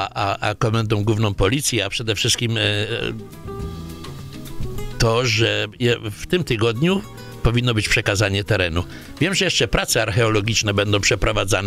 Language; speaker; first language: Polish; native; Polish